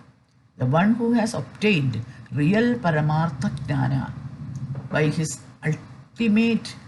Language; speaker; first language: English; non-native, fluent; Malayalam